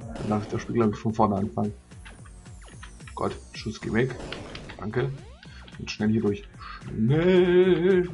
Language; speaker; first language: German; native; German